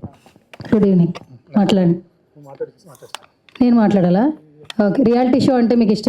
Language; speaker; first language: Telugu; native; Telugu